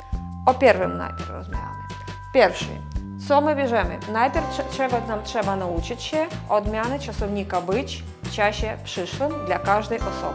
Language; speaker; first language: Polish; non-native, fluent; Russian